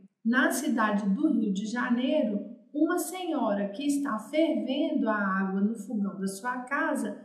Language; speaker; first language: Portuguese; native; Portuguese